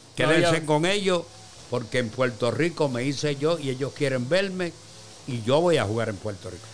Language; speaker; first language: Spanish; native; Spanish